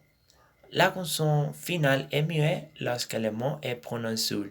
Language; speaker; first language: French; non-native, learner; Spanish